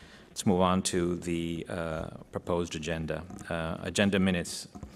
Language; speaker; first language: English; non-native, local second language; Spanish